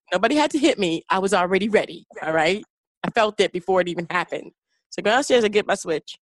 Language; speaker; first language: English; native; English